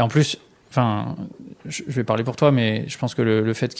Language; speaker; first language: French; native; French